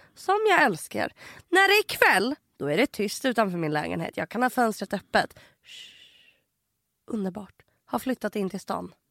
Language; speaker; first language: Swedish; native; Swedish